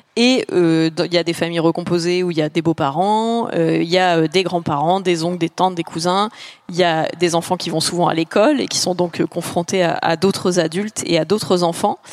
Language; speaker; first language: French; native; French